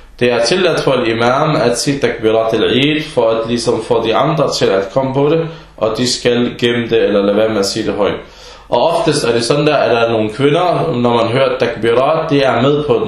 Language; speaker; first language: Danish; early bilingual, other home language; Arabic